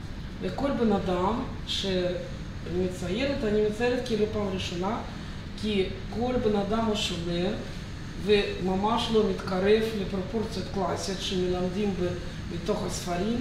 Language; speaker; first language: Hebrew; non-native, fluent; Russian